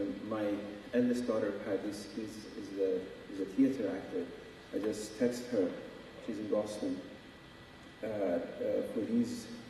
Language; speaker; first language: English; non-native, fluent; Persian